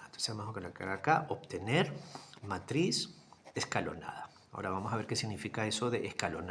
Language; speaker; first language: Spanish; native; Spanish